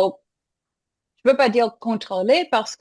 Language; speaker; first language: French; non-native, fluent; English